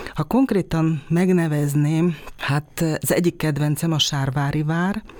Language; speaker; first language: Hungarian; native; Hungarian